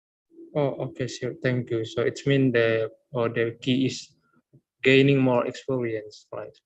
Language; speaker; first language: English; non-native, learner; Indonesian